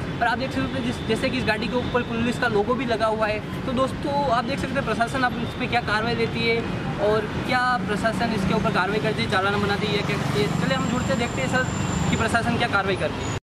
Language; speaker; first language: Hindi; native; Hindi